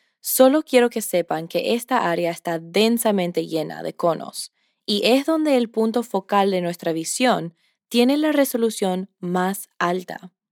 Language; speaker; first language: Spanish; early bilingual, heritage; Spanish